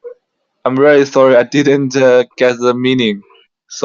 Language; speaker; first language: English; non-native, learner; Chinese